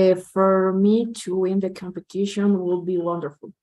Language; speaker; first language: English; non-native, learner; Spanish